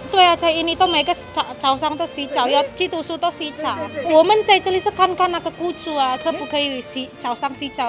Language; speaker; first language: Chinese; non-native, learner; Indonesian